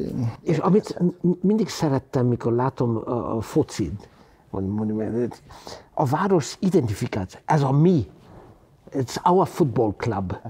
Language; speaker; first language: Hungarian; non-native, learner; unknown